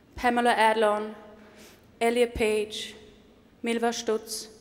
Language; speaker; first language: German; native; German